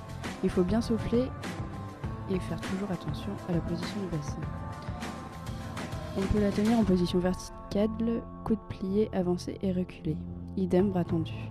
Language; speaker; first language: French; native; French